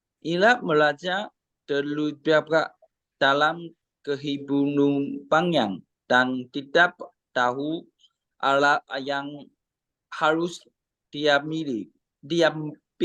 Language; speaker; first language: Indonesian; non-native, learner; Chinese